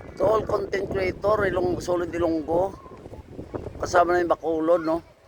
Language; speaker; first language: Filipino; non-native, local second language; Hiligaynon